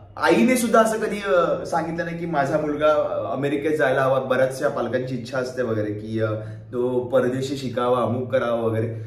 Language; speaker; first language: Marathi; native; Marathi